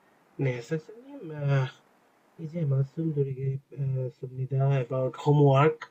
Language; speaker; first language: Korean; non-native, learner; Bangla